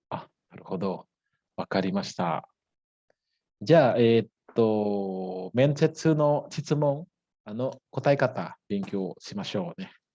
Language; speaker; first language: Japanese; non-native, fluent; Indonesian